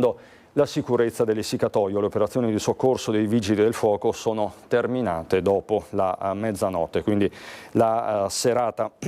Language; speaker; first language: Italian; native; Italian